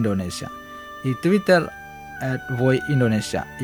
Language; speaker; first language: Spanish; non-native, fluent; Indonesian